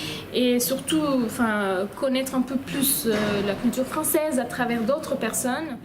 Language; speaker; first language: French; non-native, fluent; Spanish